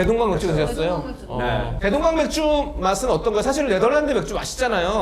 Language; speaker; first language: Korean; native; Korean